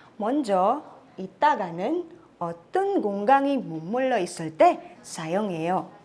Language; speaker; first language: Korean; non-native, fluent; Filipino